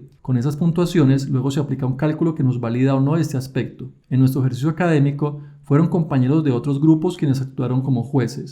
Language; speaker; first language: Spanish; native; Spanish